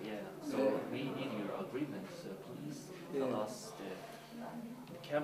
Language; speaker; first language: English; non-native, learner; Korean